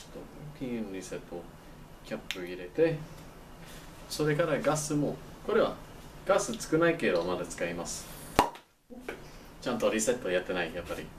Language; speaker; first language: Japanese; non-native, learner; English